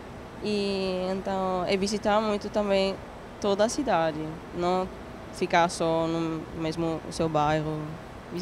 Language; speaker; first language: Portuguese; non-native, learner; Italian